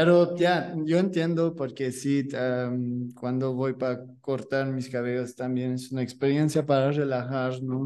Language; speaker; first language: Spanish; non-native, learner; French